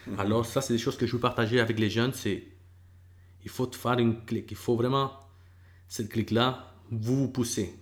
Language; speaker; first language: French; early bilingual, other home language; Spanish